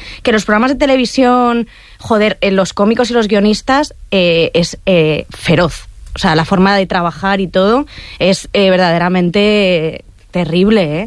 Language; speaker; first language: Spanish; native; Spanish